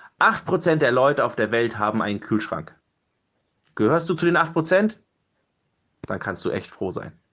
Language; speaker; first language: German; native; German